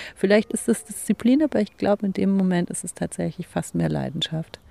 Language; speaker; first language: German; native; German